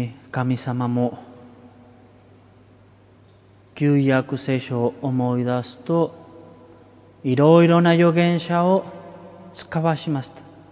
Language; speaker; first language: Japanese; non-native, fluent; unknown